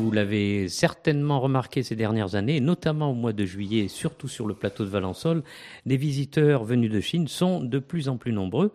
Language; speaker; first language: French; native; French